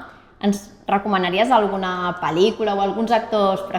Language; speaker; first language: Catalan; native; Catalan